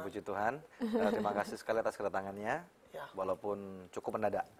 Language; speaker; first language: Indonesian; native; Indonesian